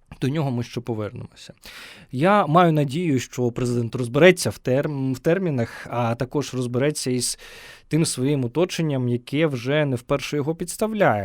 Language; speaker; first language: Ukrainian; native; Ukrainian